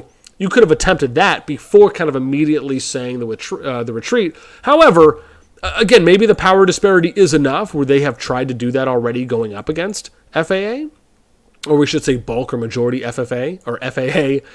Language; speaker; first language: English; native; English